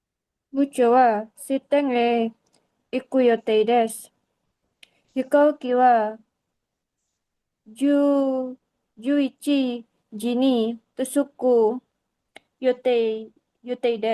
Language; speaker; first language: Japanese; non-native, learner; Indonesian